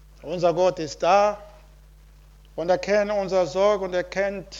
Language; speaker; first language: German; non-native, learner; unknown